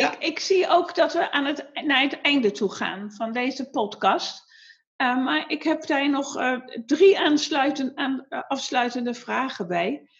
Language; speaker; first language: Dutch; native; Dutch